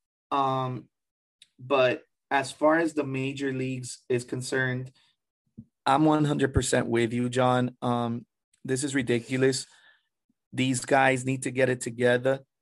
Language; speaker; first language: English; early bilingual, other home language; Spanish